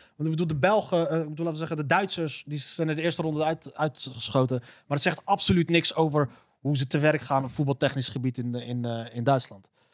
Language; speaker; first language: Dutch; early bilingual, other home language; Arabic